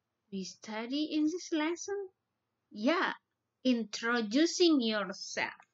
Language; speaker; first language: English; non-native, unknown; Indonesian